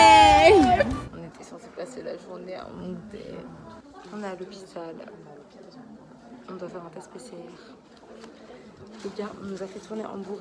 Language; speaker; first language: French; native; French